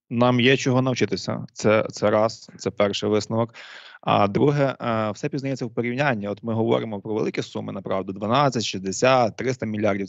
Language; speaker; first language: Ukrainian; native; Ukrainian